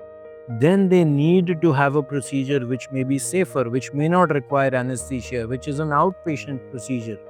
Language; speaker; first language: English; non-native, local second language; Hindi